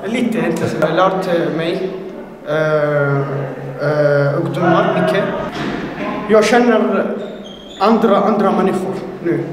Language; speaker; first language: Swedish; non-native, learner; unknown